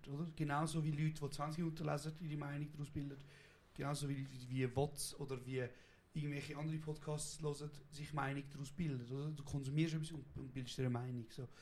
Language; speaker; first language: German; early bilingual, other home language; Kurdish